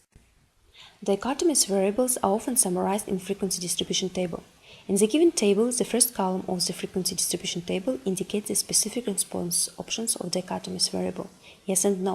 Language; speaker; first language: English; non-native, fluent; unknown